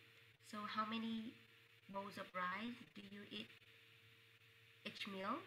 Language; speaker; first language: English; non-native, fluent; Vietnamese